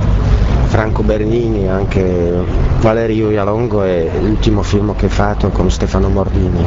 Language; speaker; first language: Italian; non-native, learner; Czech